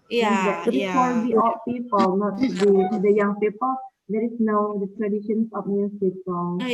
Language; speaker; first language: English; non-native, learner; Indonesian